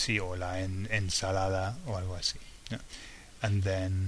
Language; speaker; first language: Spanish; non-native, learner; English